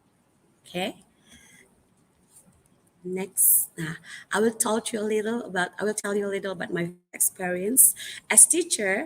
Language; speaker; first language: English; non-native, fluent; Indonesian